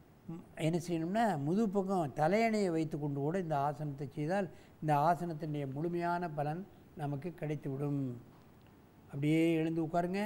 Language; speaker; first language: Tamil; native; Tamil